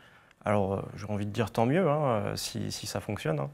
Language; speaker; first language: French; native; French